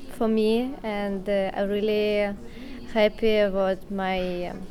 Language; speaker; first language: English; non-native, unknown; Russian